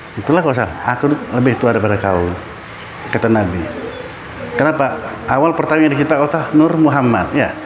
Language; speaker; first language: Indonesian; non-native, local second language; Minangkabau